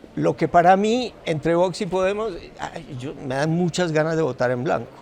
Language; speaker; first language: Spanish; native; Spanish